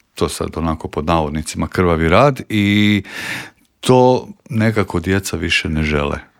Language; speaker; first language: Croatian; native; Croatian